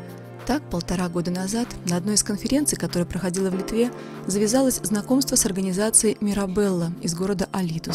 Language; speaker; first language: Russian; native; Russian